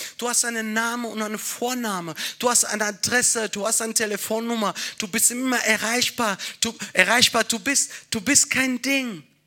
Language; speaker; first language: German; non-native, fluent; Italian